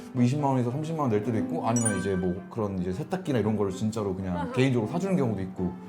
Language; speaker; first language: Korean; native; Korean